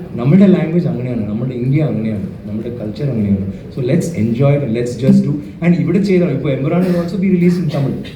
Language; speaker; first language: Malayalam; non-native, fluent; Tamil